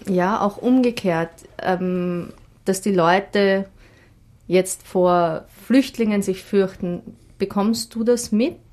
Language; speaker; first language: German; native; German